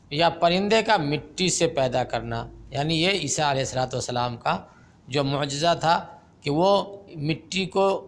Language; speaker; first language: Urdu; native; Urdu